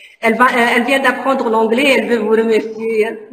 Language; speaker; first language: French; non-native, local second language; Arabic